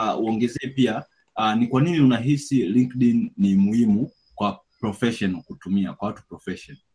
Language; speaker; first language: Swahili; native; Swahili